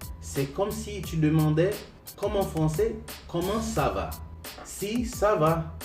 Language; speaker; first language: French; non-native, local second language; Haitian Creole